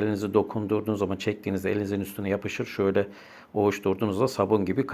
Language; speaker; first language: Turkish; native; Turkish